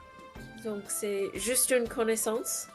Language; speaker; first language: French; non-native, learner; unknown